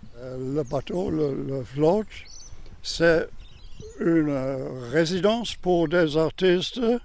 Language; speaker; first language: French; non-native, learner; German